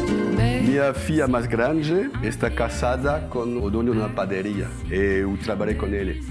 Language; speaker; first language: Portuguese; non-native, learner; French